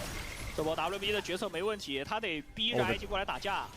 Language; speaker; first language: Chinese; native; Chinese